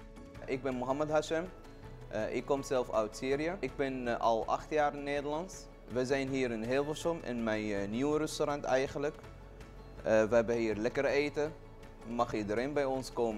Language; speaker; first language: Dutch; non-native, learner; Arabic